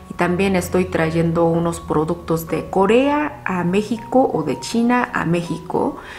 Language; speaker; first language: Spanish; non-native, fluent; Korean